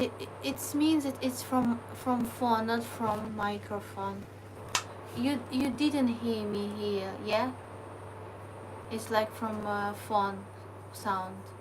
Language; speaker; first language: English; non-native, learner; Ukrainian